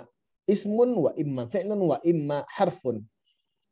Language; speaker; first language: Arabic; non-native, fluent; Indonesian